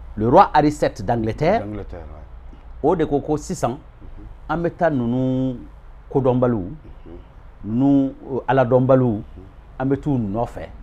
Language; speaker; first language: French; non-native, local second language; Bambara